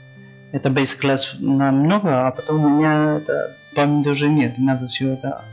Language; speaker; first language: Russian; non-native, learner; Spanish